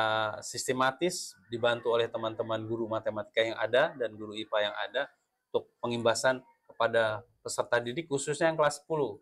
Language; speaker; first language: Indonesian; native; Indonesian